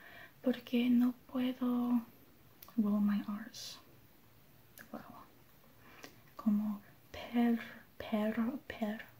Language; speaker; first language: Spanish; non-native, learner; English